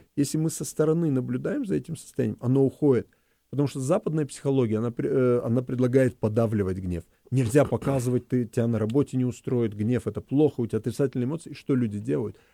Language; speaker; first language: Russian; native; Russian